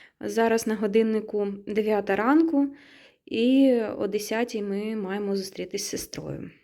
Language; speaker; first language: Ukrainian; native; Ukrainian